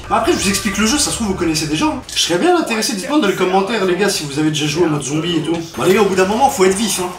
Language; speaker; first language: French; native; French